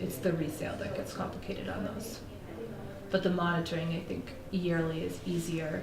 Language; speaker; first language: English; native; English